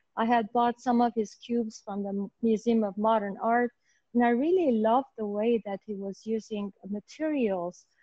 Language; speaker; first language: English; native; English